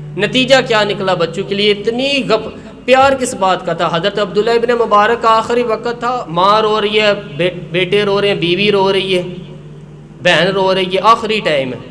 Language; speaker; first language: Urdu; non-native, local second language; Punjabi